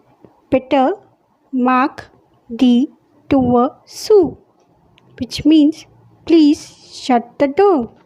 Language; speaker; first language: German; non-native, fluent; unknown